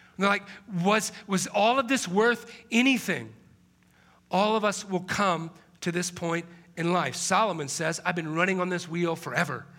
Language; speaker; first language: English; native; English